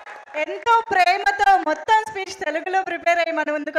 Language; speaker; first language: Telugu; native; Telugu